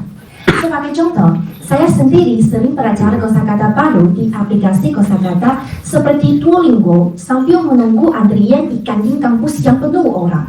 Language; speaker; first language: Indonesian; non-native, fluent; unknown